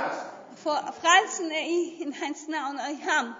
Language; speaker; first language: Danish; non-native, learner; Persian